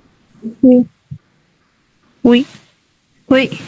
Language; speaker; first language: French; non-native, local second language; Arabic